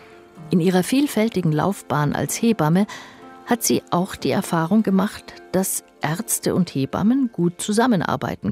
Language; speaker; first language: German; native; German